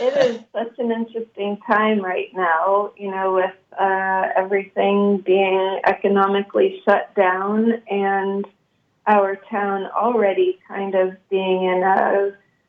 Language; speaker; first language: English; native; English